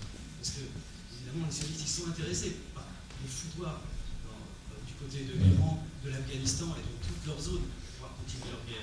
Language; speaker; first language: French; native; French